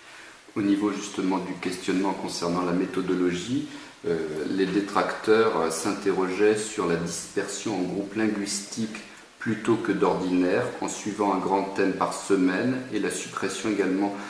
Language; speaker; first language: French; native; French